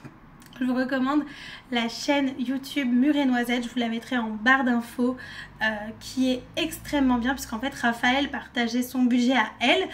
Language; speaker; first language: French; native; French